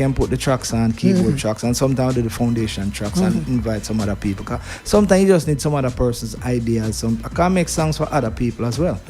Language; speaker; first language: English; native; English